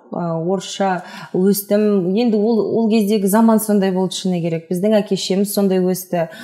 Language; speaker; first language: Kazakh; non-native, local second language; Russian